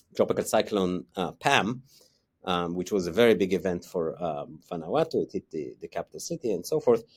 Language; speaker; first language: English; non-native, fluent; Hebrew